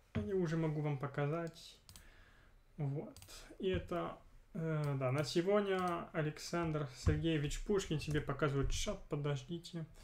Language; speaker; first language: Russian; non-native, fluent; French